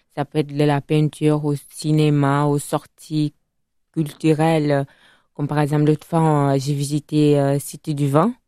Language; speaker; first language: French; non-native, fluent; Italian